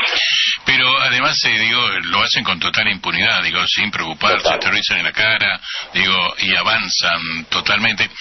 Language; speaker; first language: Spanish; native; Spanish